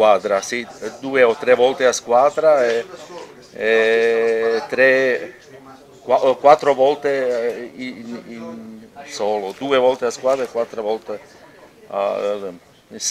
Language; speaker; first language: Italian; non-native, local second language; German